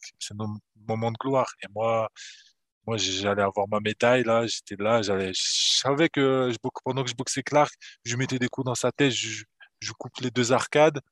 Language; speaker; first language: French; early bilingual, other home language; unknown